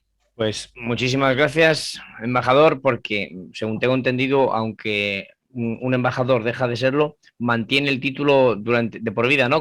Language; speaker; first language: Spanish; native; Spanish